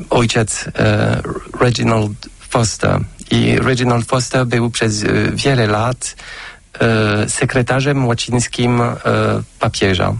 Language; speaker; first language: Polish; non-native, fluent; French